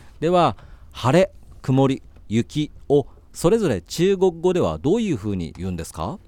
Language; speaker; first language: Japanese; native; Japanese